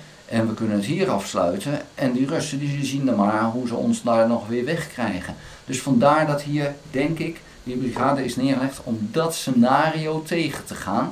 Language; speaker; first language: Dutch; native; Dutch